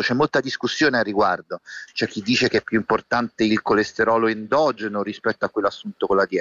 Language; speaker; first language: Italian; native; Italian